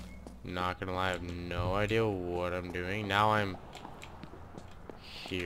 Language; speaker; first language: English; native; English